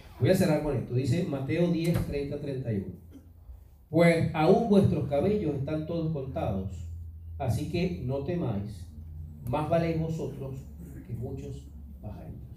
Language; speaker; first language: Spanish; native; Spanish